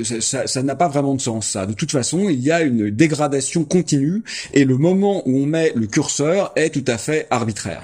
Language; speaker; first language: French; native; French